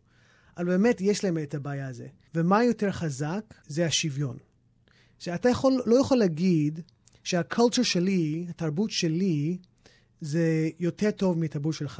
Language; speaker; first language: Hebrew; early bilingual, heritage; English